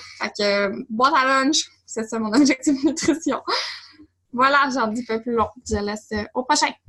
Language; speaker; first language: French; native; French